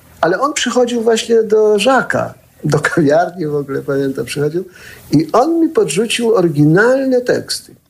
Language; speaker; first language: Polish; early bilingual, heritage; Polish